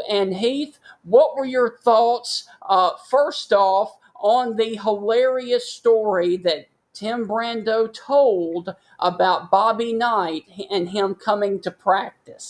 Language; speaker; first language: English; native; English